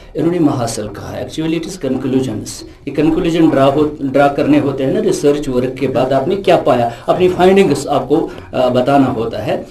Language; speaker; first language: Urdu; non-native, local second language; Kashmiri